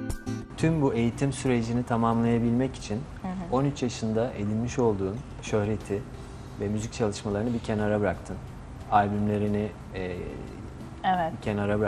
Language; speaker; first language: Turkish; native; Turkish